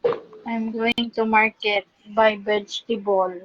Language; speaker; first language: English; non-native, local second language; Filipino